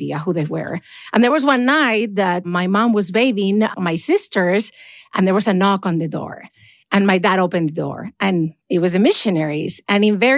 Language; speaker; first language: English; non-native, fluent; Spanish